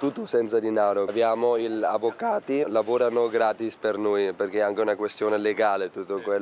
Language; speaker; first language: Italian; non-native, fluent; German